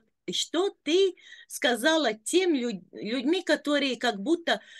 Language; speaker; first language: Russian; non-native, local second language; Latvian